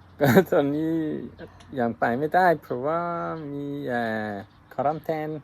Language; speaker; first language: Thai; non-native, learner; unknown